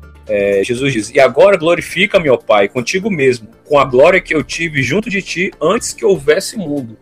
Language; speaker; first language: Portuguese; native; Portuguese